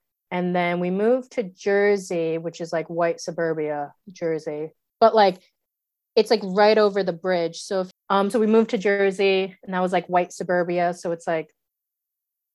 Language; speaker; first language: English; native; English